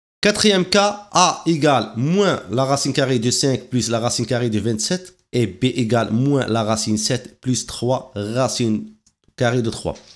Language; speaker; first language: French; non-native, local second language; Arabic